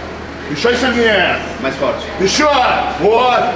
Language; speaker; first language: Russian; native; Russian